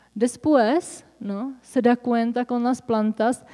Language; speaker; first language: Spanish; non-native, fluent; Czech